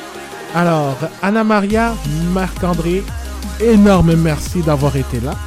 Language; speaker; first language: French; native; French